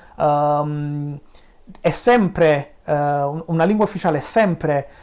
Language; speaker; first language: Italian; native; Italian